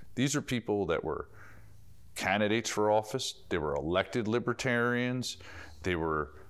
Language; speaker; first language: English; native; English